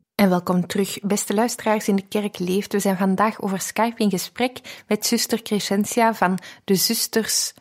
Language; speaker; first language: Dutch; native; Dutch